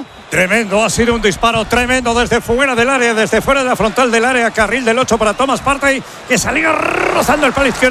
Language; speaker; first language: Spanish; native; Spanish